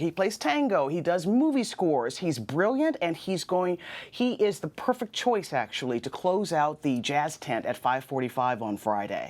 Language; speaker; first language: English; native; English